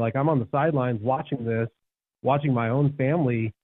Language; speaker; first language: English; native; English